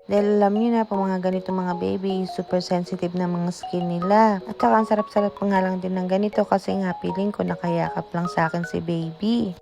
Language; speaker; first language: Filipino; native; Filipino